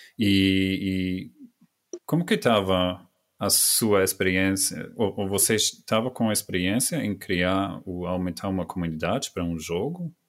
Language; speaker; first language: Portuguese; non-native, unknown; German